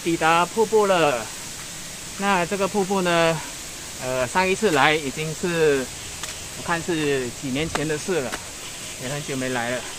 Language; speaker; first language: Chinese; native; Chinese